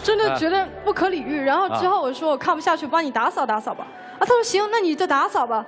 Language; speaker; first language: Chinese; native; Chinese